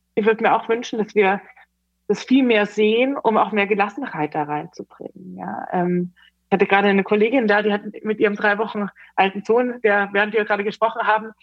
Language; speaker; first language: German; native; German